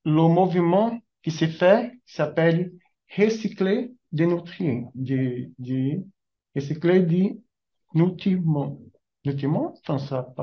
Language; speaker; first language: French; non-native, learner; Portuguese